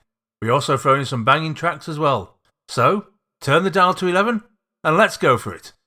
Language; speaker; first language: English; native; English